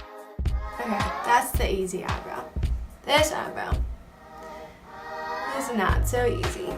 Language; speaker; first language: English; native; English